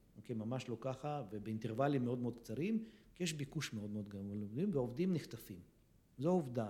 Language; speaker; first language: Hebrew; early bilingual, other home language; Russian